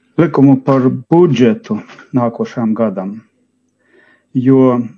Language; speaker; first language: Latvian; native; Latvian